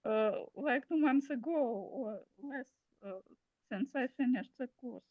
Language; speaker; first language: English; non-native, fluent; Russian